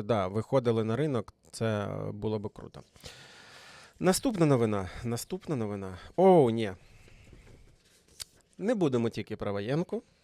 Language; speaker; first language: Ukrainian; native; Ukrainian